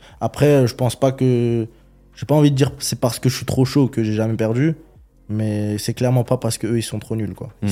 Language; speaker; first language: French; early bilingual, other home language; Chechen